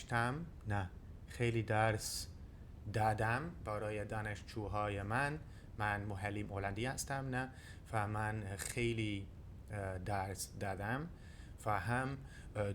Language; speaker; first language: Persian; non-native, learner; Dutch